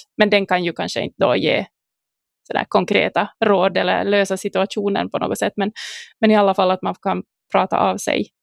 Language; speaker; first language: Swedish; native; Swedish